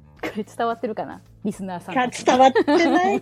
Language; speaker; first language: Japanese; native; Japanese